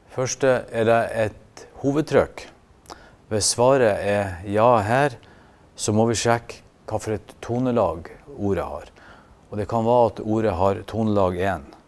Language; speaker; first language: Norwegian; native; Norwegian